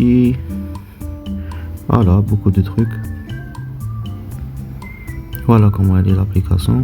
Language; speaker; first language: French; non-native, local second language; Arabic